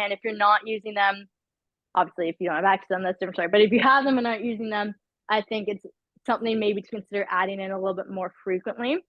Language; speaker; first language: English; native; English